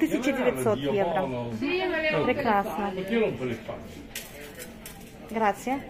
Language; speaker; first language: Italian; non-native, learner; Russian